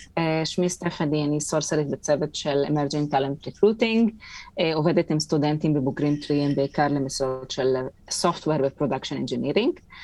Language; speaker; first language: Hebrew; non-native, local second language; Arabic